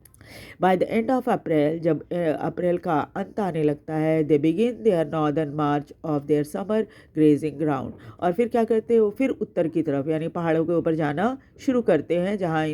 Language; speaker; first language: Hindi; native; Hindi